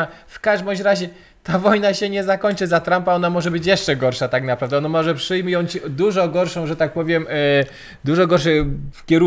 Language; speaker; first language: Polish; native; Polish